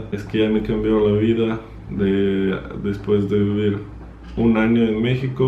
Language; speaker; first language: Spanish; non-native, fluent; Russian